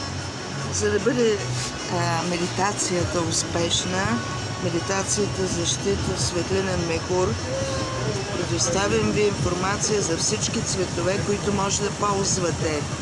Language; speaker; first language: Bulgarian; native; Bulgarian